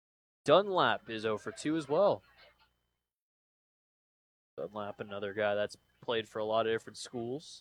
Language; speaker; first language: English; native; English